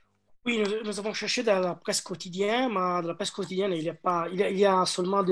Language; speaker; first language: French; non-native, learner; Italian